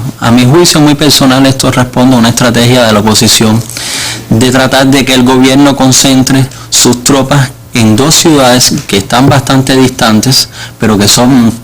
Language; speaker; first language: Spanish; native; Spanish